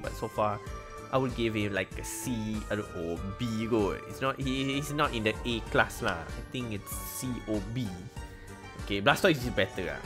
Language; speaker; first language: English; non-native, local second language; Malay